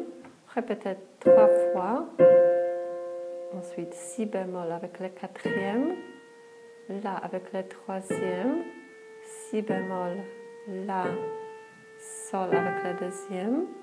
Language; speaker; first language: French; non-native, fluent; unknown